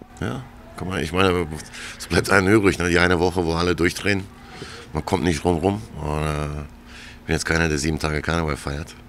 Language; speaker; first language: German; early bilingual, other home language; Croatian